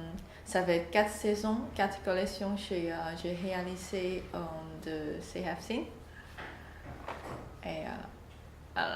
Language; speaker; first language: French; non-native, learner; Chinese